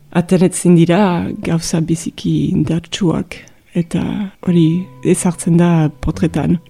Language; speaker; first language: Basque; non-native, local second language; French